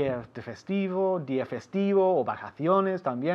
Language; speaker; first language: Spanish; non-native, fluent; English